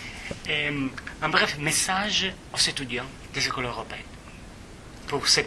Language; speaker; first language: French; non-native, fluent; Italian